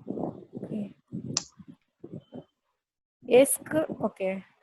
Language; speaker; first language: French; non-native, learner; Hindi